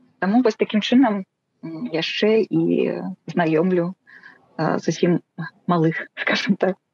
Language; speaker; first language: Belarusian; non-native, local second language; Russian